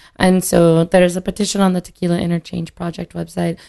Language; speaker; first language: English; native; English